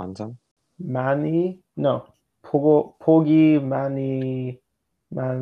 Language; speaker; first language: Korean; non-native, learner; English